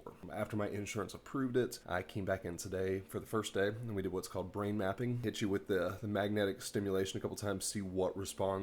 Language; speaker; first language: English; native; English